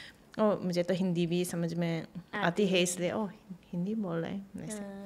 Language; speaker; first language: Hindi; non-native, fluent; Japanese